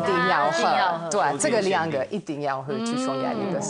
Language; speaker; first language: Chinese; non-native, fluent; Hungarian